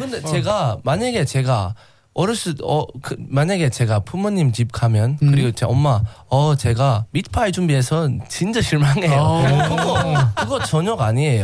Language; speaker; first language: Korean; non-native, learner; English